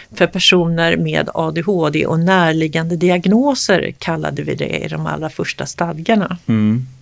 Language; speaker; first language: Swedish; native; Swedish